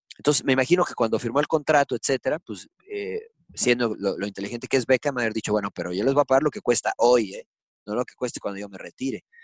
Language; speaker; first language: Spanish; early bilingual, heritage; Spanish